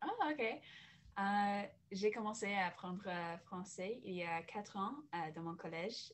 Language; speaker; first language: French; non-native, learner; English